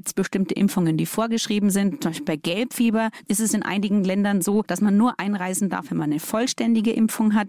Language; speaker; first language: German; native; German